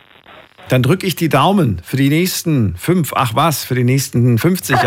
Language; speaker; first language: German; native; German